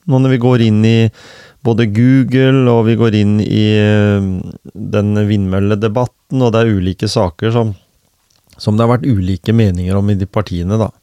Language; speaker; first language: Norwegian; native; Norwegian